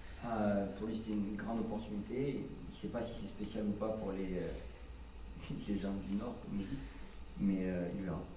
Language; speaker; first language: French; native; French